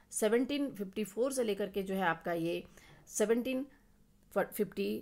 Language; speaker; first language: Hindi; native; Hindi